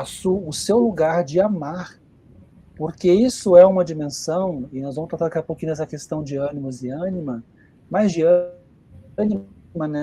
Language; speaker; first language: Portuguese; native; Portuguese